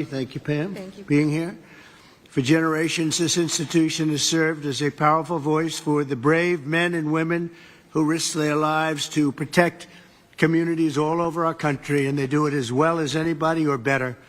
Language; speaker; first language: English; native; English